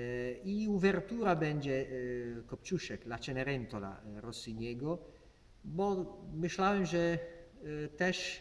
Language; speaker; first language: Polish; non-native, learner; Italian